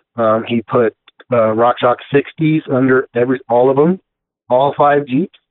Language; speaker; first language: English; native; English